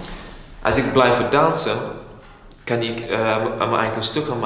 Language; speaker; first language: Dutch; non-native, fluent; English